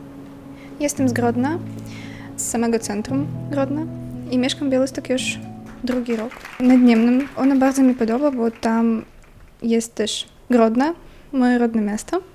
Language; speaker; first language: Polish; non-native, learner; Russian